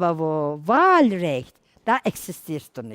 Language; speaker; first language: German; non-native, learner; Turkish